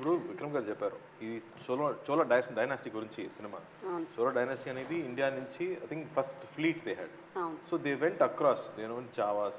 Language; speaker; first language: Telugu; non-native, local second language; Tamil